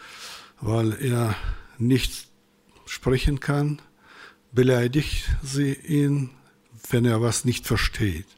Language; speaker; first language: German; non-native, fluent; Russian